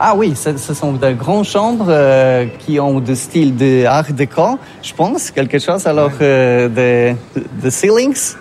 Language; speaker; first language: French; non-native, learner; Polish